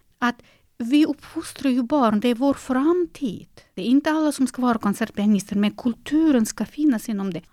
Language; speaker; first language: Swedish; non-native, fluent; Russian